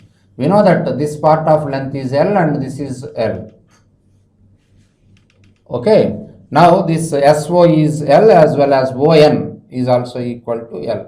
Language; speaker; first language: English; non-native, local second language; Telugu